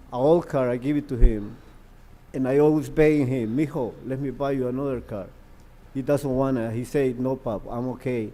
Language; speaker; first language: English; non-native, learner; Spanish